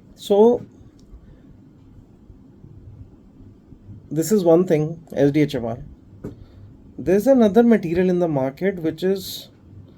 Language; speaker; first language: English; non-native, local second language; Hindi